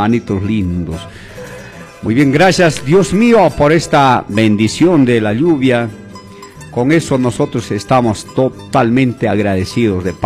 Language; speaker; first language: Spanish; non-native, local second language; Quechua